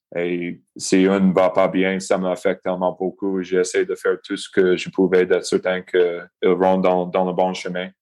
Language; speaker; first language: French; non-native, local second language; English